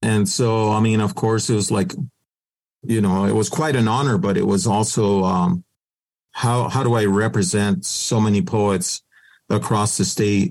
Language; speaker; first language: English; native; English